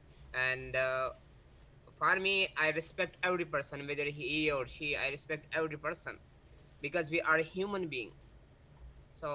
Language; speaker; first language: English; non-native, learner; Pashto